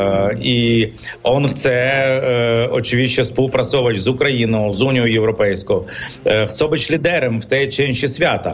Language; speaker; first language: Polish; non-native, fluent; Ukrainian